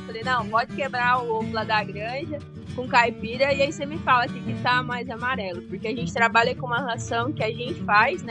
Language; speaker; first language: Portuguese; native; Portuguese